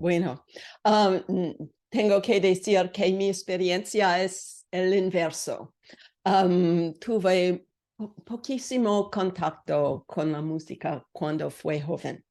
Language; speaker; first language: Spanish; non-native, learner; English